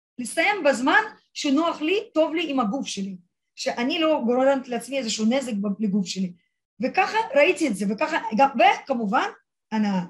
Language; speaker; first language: Hebrew; non-native, fluent; Russian